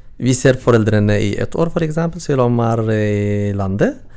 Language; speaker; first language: Norwegian; non-native, learner; Tigrinya